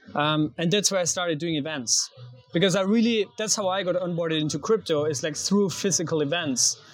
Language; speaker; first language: English; non-native, fluent; German